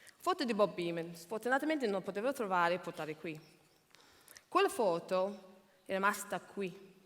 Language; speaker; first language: Italian; non-native, fluent; English